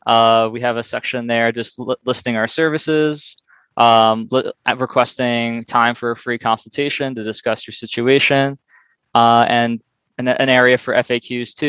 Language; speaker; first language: English; native; English